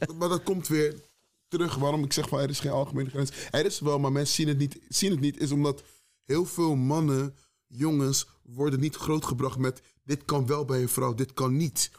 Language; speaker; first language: Dutch; early bilingual, other home language; Akan